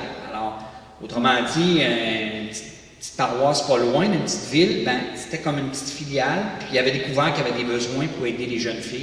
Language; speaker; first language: French; native; French